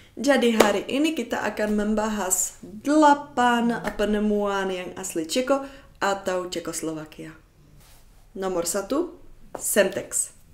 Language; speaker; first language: Indonesian; non-native, fluent; Czech